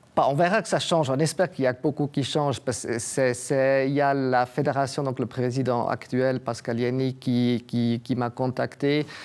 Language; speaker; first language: French; native; French